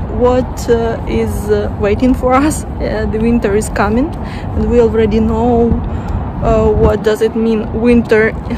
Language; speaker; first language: English; non-native, fluent; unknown